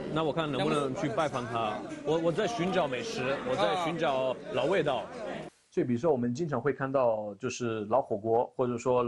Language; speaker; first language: Chinese; non-native, fluent; Italian